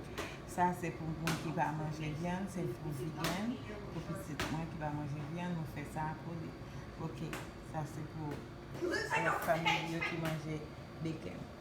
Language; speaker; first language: French; non-native, local second language; Haitian Creole